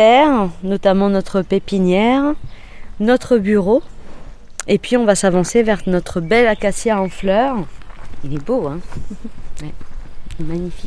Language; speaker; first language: French; native; French